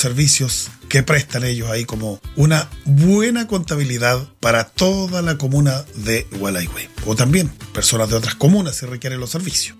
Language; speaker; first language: Spanish; native; Spanish